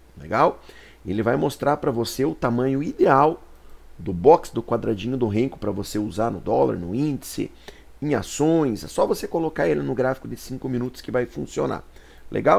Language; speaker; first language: Portuguese; native; Portuguese